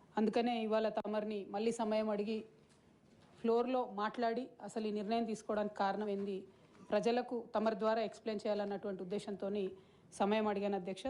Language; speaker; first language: Telugu; native; Telugu